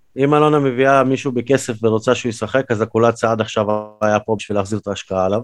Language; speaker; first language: Hebrew; early bilingual, other home language; Russian